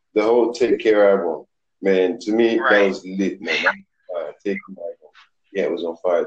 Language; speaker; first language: English; non-native, local second language; Yoruba